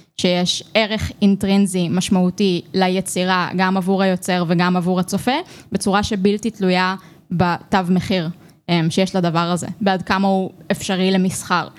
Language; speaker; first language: Hebrew; native; Hebrew